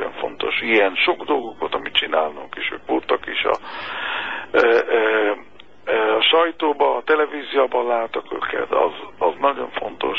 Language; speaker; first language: Hungarian; non-native, fluent; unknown